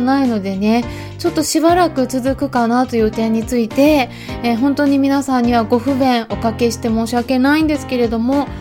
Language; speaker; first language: Japanese; native; Japanese